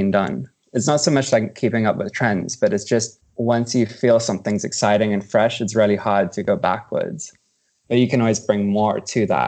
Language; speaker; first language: English; native; English